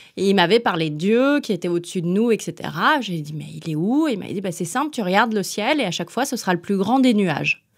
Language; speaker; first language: French; native; French